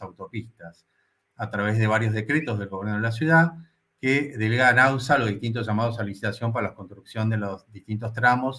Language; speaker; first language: Spanish; native; Spanish